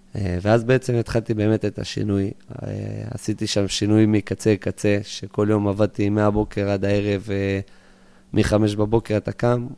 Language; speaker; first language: Hebrew; early bilingual, other home language; English